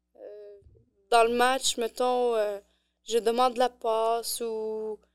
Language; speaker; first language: French; early bilingual, other home language; Arabic